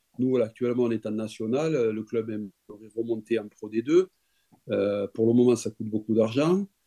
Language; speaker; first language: French; native; French